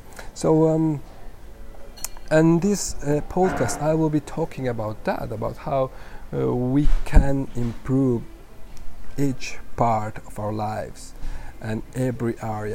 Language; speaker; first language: English; non-native, fluent; Spanish